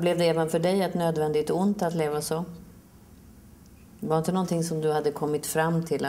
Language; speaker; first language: Swedish; native; Swedish